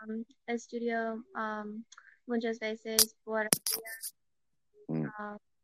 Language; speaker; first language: Spanish; non-native, learner; English